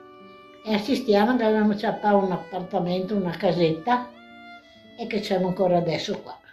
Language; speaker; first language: Italian; non-native, local second language; Venetian